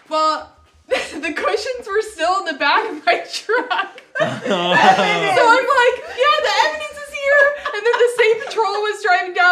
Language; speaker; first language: English; native; English